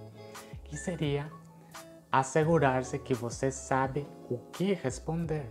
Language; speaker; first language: Portuguese; non-native, fluent; Spanish